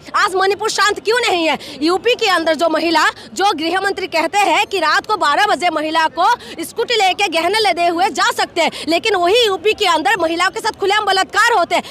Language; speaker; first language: Hindi; non-native, local second language; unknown